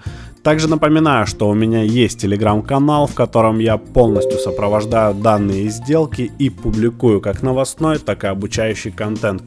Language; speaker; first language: Russian; native; Russian